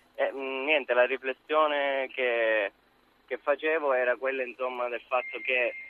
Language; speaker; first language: Italian; native; Italian